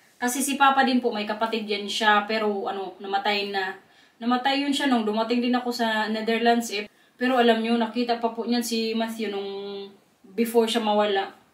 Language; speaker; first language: Filipino; non-native, local second language; Waray